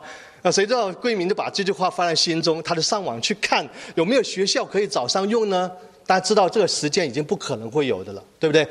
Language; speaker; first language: Chinese; native; Chinese